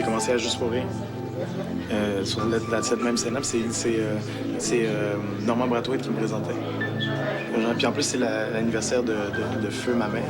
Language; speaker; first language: French; native; French